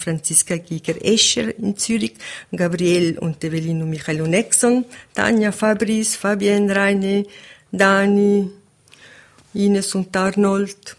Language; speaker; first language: German; non-native, local second language; Italian